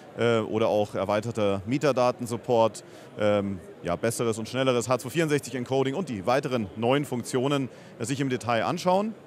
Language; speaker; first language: German; native; German